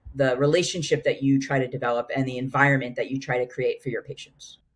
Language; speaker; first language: English; native; English